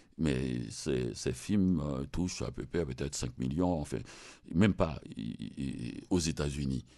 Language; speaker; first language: French; non-native, local second language; Haitian Creole